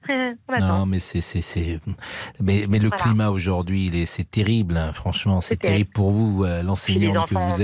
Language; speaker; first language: French; native; French